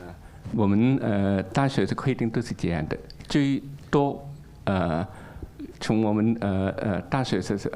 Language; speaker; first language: Chinese; non-native, local second language; Cantonese